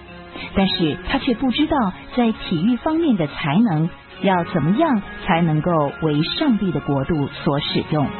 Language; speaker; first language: Chinese; native; Chinese